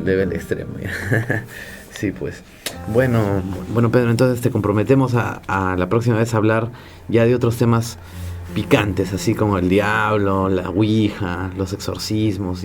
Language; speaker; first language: Spanish; native; Spanish